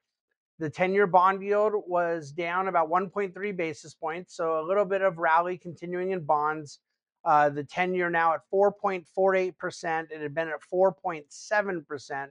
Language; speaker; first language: English; native; English